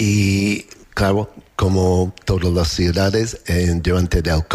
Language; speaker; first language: Spanish; non-native, learner; English